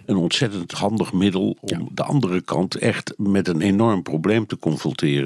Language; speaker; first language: Dutch; native; Dutch